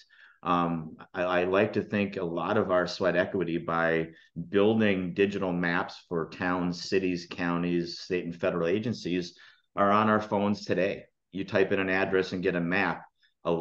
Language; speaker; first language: English; native; English